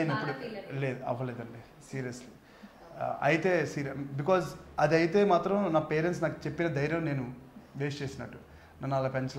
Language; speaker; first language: Telugu; native; Telugu